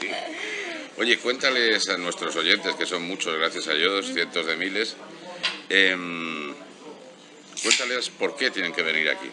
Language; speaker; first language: Spanish; native; Spanish